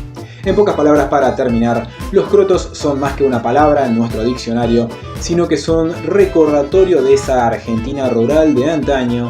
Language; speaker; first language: Spanish; native; Spanish